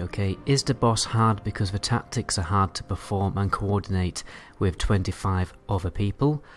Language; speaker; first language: English; native; English